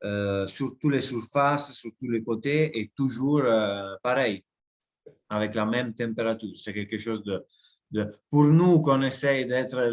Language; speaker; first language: French; non-native, fluent; Italian